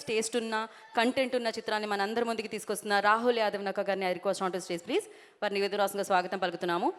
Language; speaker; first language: Telugu; native; Telugu